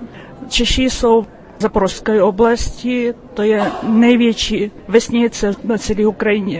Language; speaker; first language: Czech; early bilingual, heritage; Czech